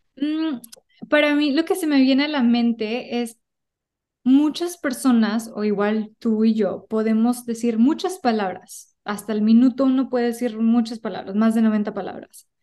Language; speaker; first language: Spanish; early bilingual, heritage; Spanish